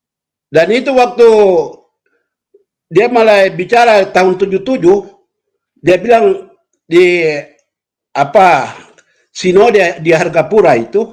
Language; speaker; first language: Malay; non-native, local second language; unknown